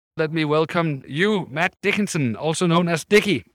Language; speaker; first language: English; non-native, fluent; Danish